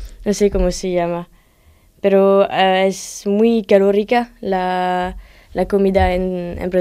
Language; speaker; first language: Spanish; non-native, learner; French